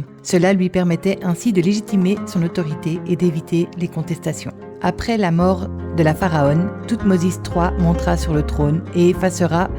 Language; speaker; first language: French; native; French